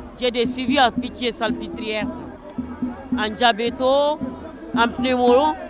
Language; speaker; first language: French; non-native, local second language; Bambara